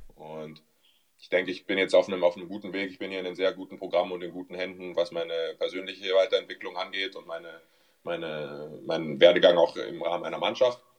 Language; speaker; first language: German; native; German